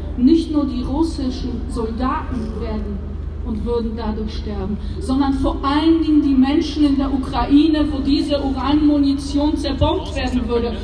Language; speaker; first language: German; early bilingual, other home language; Polish